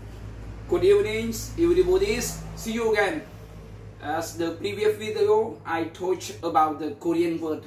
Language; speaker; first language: English; non-native, learner; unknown